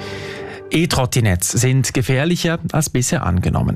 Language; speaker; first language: German; native; German